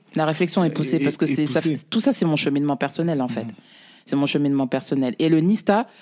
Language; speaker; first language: French; native; French